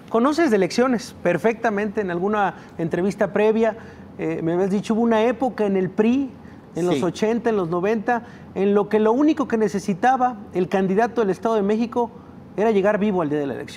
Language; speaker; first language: Spanish; native; Spanish